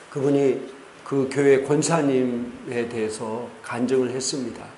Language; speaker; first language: Korean; native; Korean